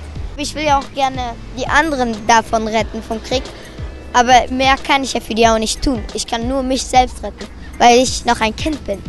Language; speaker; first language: German; early bilingual, other home language; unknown